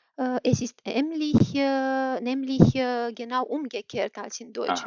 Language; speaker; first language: German; non-native, fluent; Romanian